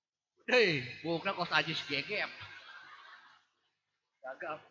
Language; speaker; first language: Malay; non-native, local second language; Sundanese